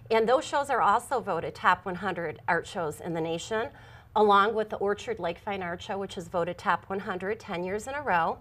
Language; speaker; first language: English; native; English